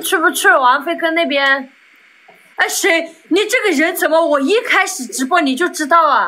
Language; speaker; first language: Chinese; native; Chinese